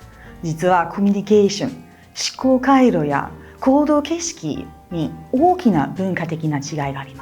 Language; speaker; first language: Japanese; non-native, fluent; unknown